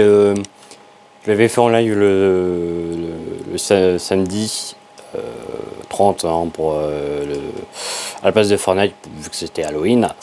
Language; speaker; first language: French; native; French